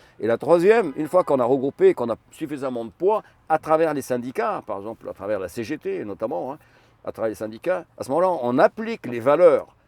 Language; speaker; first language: French; non-native, fluent; Arabic